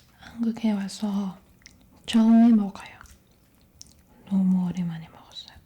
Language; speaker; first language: Korean; non-native, learner; French